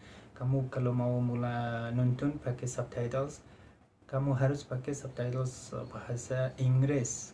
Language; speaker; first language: Indonesian; non-native, fluent; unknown